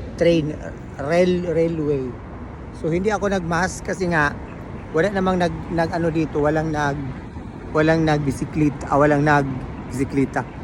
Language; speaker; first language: Filipino; native; Filipino